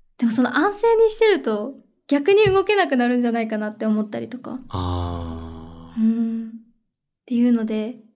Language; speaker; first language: Japanese; native; Japanese